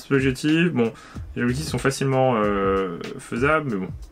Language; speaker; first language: French; native; French